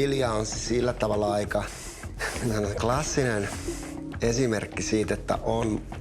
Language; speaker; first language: Finnish; native; Finnish